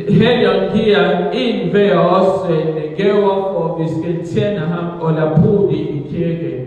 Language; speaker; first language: Danish; non-native, fluent; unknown